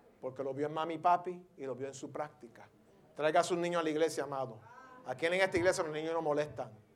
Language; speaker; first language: Spanish; early bilingual, heritage; Spanish